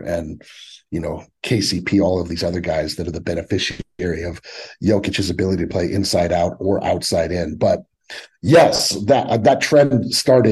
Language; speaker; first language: English; native; English